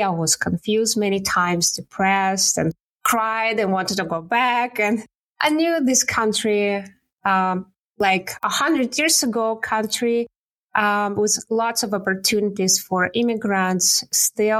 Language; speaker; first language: English; non-native, learner; Russian